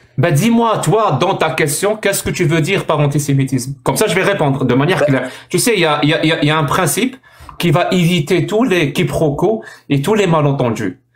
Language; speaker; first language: French; non-native, local second language; Arabic